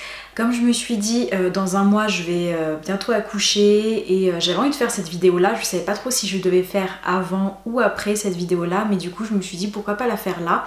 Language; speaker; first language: French; native; French